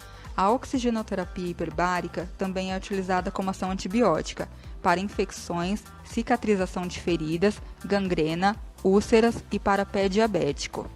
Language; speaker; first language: Portuguese; native; Portuguese